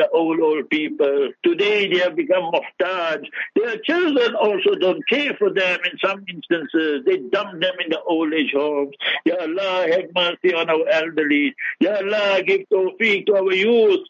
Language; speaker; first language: English; early bilingual, other home language; Urdu